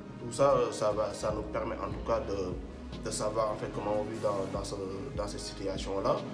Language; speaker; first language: French; non-native, local second language; Wolof